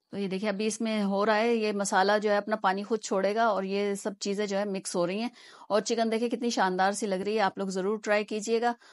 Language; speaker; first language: Hindi; native; Hindi